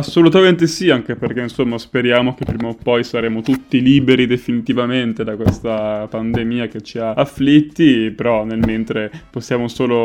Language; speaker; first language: Italian; native; Italian